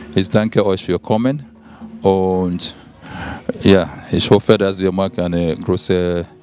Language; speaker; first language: German; non-native, learner; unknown